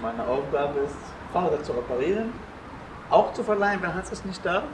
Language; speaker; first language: German; non-native, learner; Arabic